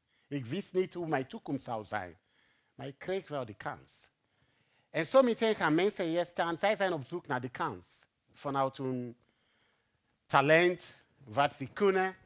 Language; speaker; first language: Dutch; non-native, fluent; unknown